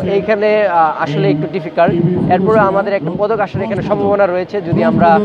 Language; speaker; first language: Bangla; native; Bangla